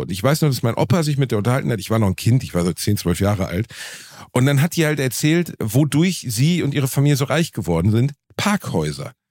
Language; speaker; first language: German; native; German